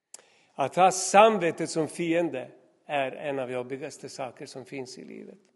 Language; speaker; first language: Swedish; non-native, fluent; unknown